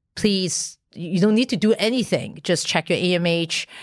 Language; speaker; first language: English; non-native, local second language; Cantonese